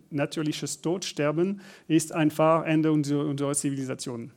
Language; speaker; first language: German; non-native, learner; French